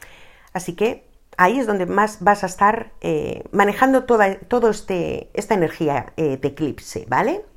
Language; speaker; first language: Spanish; native; Spanish